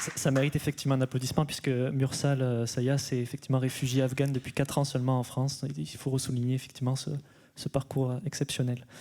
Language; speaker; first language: French; native; French